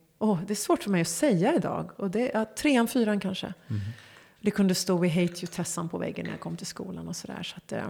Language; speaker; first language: Swedish; early bilingual, other home language; Persian